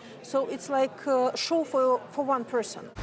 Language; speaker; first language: English; non-native, fluent; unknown